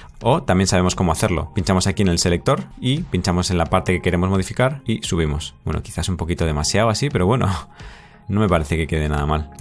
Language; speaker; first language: Spanish; native; Spanish